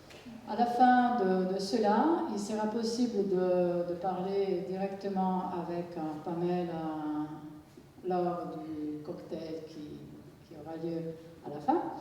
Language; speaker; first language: French; non-native, fluent; Italian